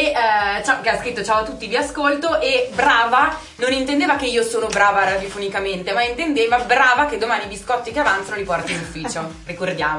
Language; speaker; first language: Italian; native; Italian